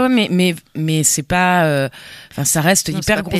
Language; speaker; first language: French; native; French